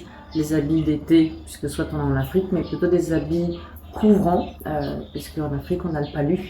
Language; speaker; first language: French; native; French